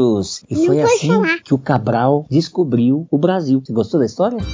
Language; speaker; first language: Portuguese; native; Portuguese